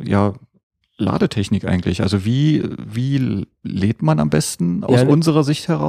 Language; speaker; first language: German; native; German